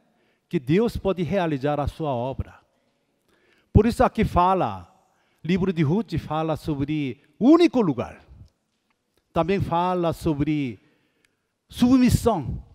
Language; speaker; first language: Portuguese; non-native, fluent; Korean